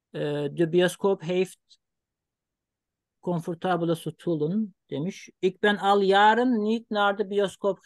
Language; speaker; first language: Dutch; non-native, learner; Turkish